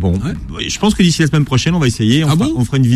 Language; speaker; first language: French; native; French